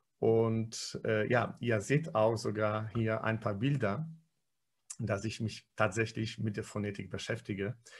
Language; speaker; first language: German; non-native, fluent; Polish